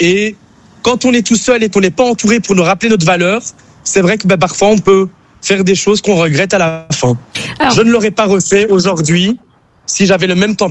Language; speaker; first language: French; native; French